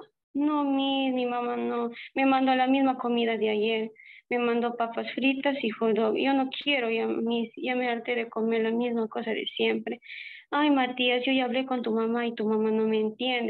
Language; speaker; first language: Spanish; native; Spanish